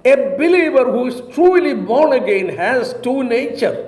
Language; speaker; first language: English; non-native, local second language; Malayalam